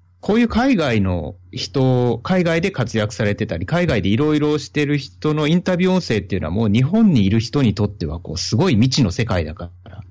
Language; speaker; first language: Japanese; native; Japanese